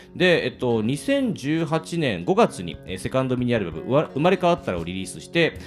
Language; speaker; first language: Japanese; native; Japanese